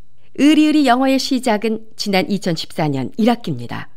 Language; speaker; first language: Korean; native; Korean